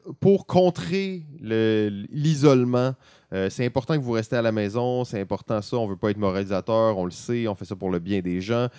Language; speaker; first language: French; native; French